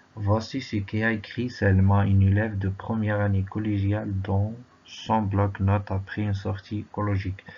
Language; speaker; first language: French; non-native, local second language; Arabic